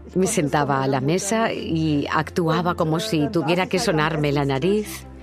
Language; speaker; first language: Spanish; non-native, fluent; German